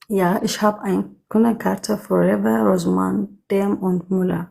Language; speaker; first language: German; non-native, learner; Amharic